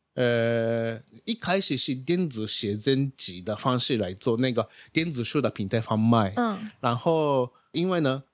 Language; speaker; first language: Chinese; non-native, fluent; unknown